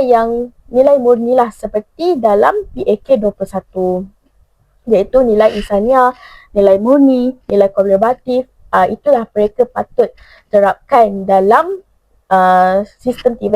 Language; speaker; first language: Malay; native; Malay